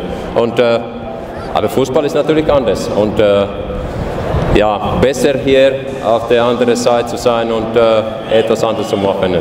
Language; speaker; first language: German; non-native, fluent; Finnish